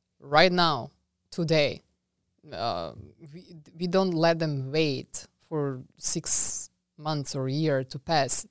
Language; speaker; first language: English; non-native, fluent; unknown